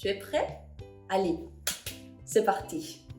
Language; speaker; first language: French; non-native, fluent; Spanish